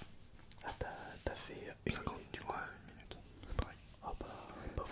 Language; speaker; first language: French; native; French